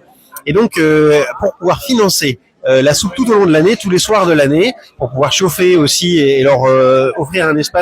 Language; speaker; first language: French; native; French